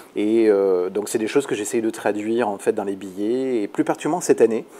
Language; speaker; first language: French; native; French